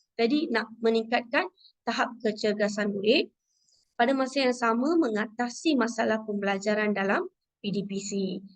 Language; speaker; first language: Malay; non-native, local second language; Tamil